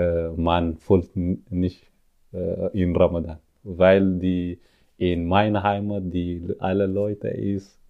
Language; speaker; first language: German; non-native, learner; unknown